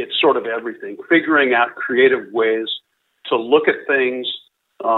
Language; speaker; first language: English; native; English